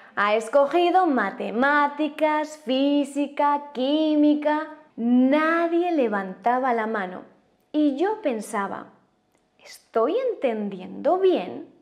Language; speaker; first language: Spanish; native; Spanish